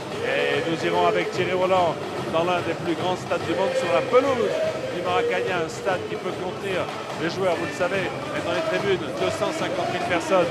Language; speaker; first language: French; native; French